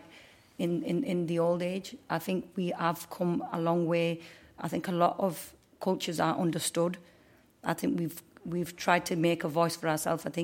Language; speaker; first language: English; native; English